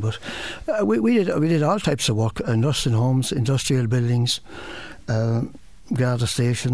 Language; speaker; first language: English; native; English